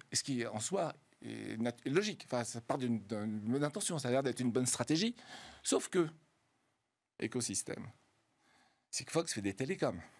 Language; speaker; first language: French; native; French